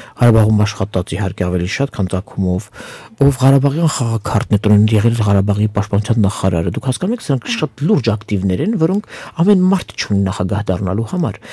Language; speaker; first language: Armenian; native; Armenian